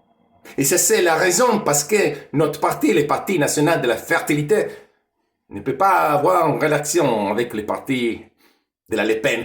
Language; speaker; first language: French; non-native, fluent; Italian